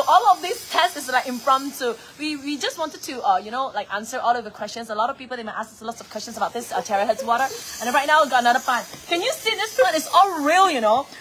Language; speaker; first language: English; non-native, local second language; Chinese